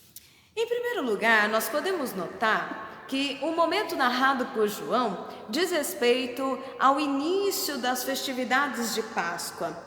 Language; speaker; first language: Portuguese; native; Portuguese